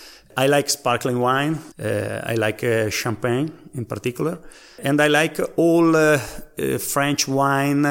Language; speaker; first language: English; non-native, learner; Italian